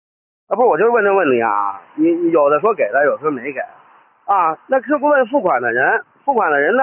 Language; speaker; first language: Chinese; native; Chinese